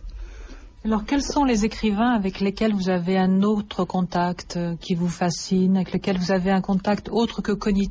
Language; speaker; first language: French; native; French